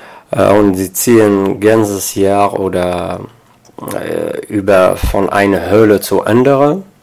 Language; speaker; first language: German; non-native, fluent; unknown